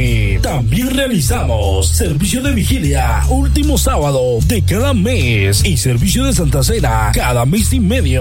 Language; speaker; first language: Spanish; native; Spanish